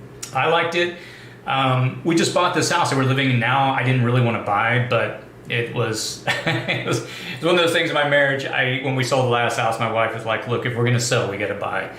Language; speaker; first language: English; native; English